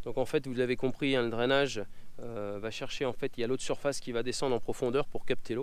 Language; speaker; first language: French; native; French